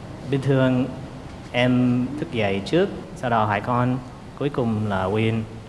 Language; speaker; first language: Vietnamese; non-native, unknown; English